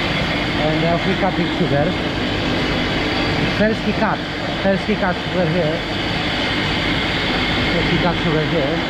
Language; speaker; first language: English; non-native, learner; Polish